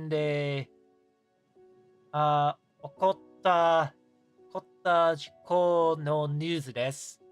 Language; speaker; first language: Japanese; non-native, learner; English